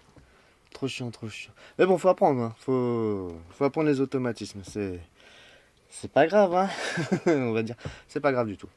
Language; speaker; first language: French; native; French